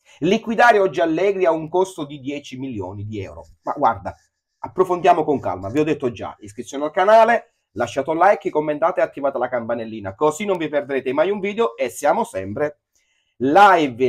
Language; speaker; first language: Italian; native; Italian